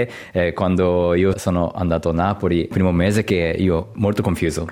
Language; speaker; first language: Italian; non-native, learner; Japanese